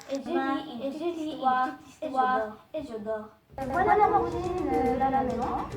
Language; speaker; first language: French; non-native, local second language; Arabic